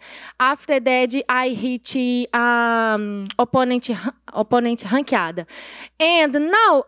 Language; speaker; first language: English; non-native, learner; Portuguese